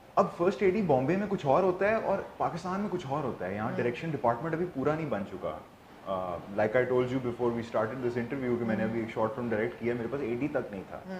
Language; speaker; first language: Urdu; early bilingual, heritage; Urdu